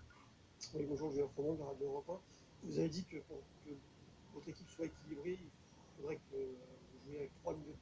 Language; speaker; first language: French; native; French